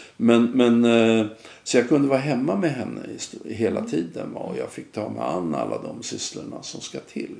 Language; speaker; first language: Swedish; native; Swedish